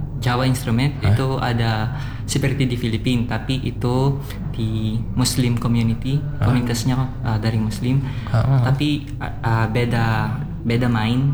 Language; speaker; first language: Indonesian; non-native, learner; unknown